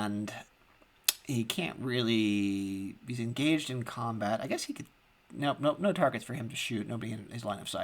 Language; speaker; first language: English; native; English